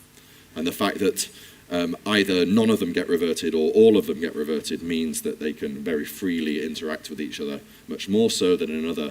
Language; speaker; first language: English; native; English